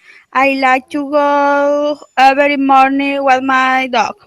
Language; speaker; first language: English; non-native, learner; Spanish